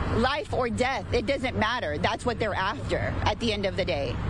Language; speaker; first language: English; early bilingual, other home language; Spanish